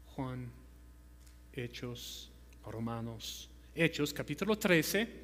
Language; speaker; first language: Spanish; non-native, fluent; English